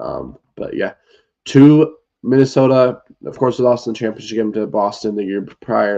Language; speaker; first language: English; native; English